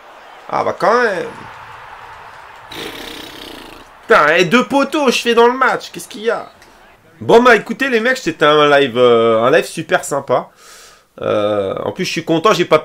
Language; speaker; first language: French; native; French